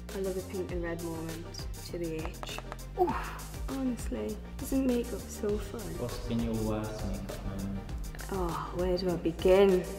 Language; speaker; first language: English; native; English